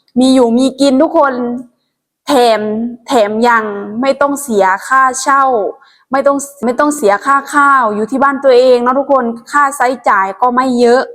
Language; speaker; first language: Thai; non-native, local second language; Lao